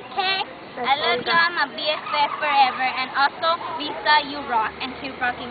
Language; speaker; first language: English; native; English